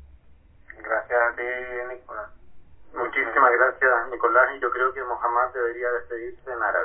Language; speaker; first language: Spanish; native; Spanish